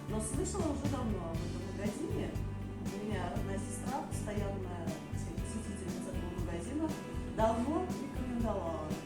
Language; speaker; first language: Russian; native; Russian